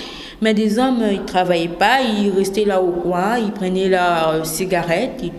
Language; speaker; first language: French; non-native, local second language; Lingala